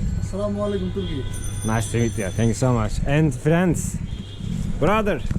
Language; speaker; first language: English; non-native, learner; Turkish